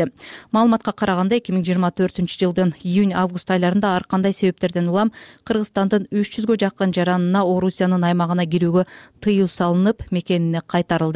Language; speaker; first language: Kyrgyz; native; Kyrgyz